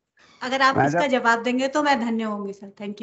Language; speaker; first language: Hindi; native; Hindi